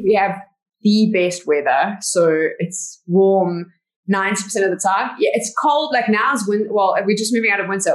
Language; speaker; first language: English; native; English